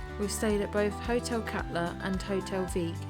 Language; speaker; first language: English; native; English